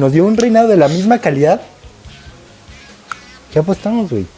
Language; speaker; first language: Spanish; native; Spanish